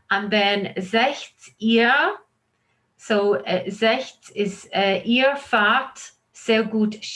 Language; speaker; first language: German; non-native, fluent; English